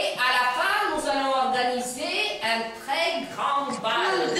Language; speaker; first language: French; non-native, fluent; Latvian